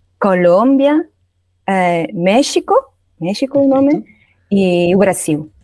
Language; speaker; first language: Portuguese; non-native, learner; Spanish